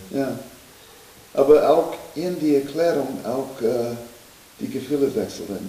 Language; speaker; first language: German; non-native, learner; English